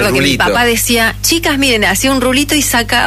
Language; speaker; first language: Spanish; native; Spanish